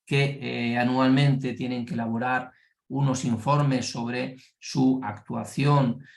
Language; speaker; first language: Spanish; native; Spanish